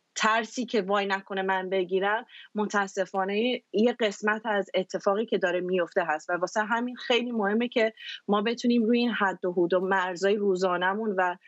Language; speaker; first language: Persian; early bilingual, heritage; Persian